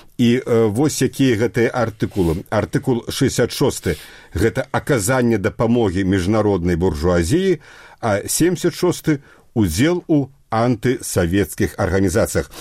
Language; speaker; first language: Belarusian; native; Belarusian